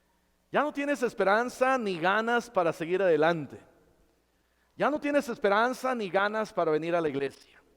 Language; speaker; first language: Spanish; native; Spanish